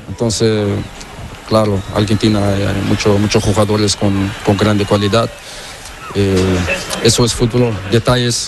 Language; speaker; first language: Spanish; non-native, learner; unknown